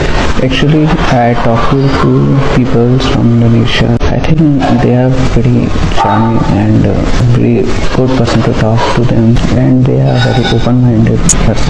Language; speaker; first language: English; non-native, local second language; Hindi